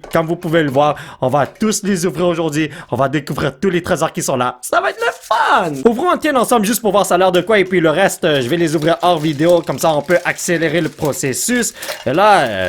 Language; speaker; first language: French; native; French